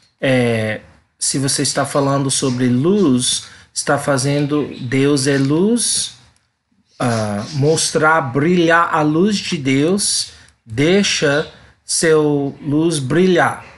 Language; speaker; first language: Portuguese; non-native, learner; English